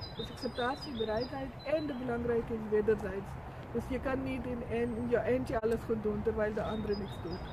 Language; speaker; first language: Dutch; non-native, fluent; Urdu